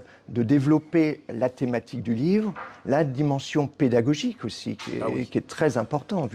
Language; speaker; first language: French; native; French